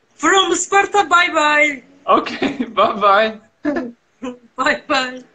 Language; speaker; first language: English; native; English